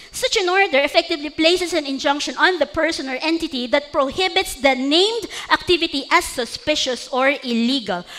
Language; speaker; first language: English; non-native, local second language; Filipino